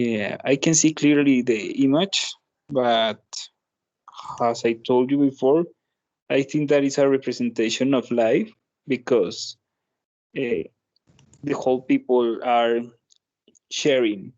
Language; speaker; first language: English; non-native, learner; Spanish